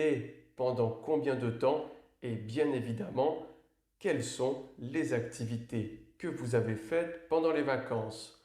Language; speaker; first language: French; native; French